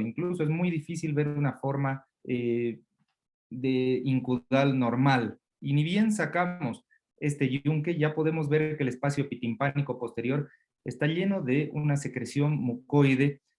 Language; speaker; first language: Spanish; native; Spanish